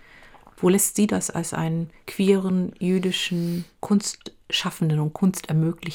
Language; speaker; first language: German; native; German